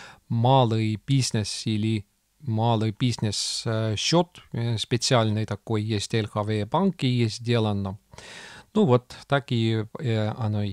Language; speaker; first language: Russian; non-native, local second language; Estonian